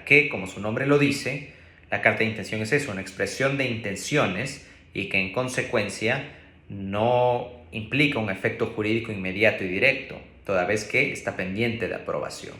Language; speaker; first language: Spanish; native; Spanish